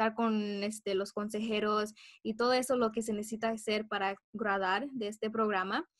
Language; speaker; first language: Spanish; early bilingual, heritage; Spanish